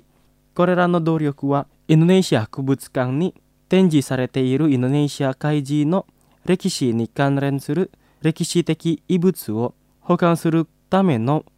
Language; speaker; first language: Japanese; non-native, fluent; Indonesian